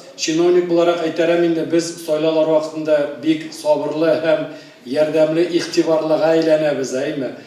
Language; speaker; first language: Tatar; native; Tatar